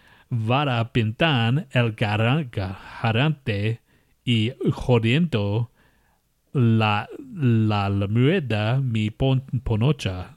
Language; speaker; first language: Spanish; non-native, learner; English